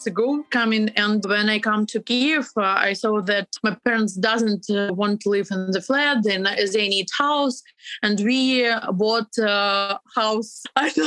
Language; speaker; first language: English; non-native, learner; Ukrainian